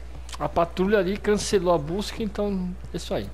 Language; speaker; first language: Portuguese; native; Portuguese